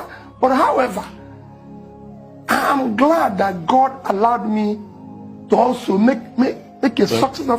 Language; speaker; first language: English; non-native, local second language; Igbo